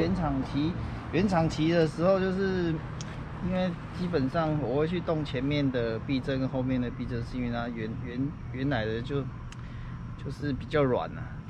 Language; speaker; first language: Chinese; native; Chinese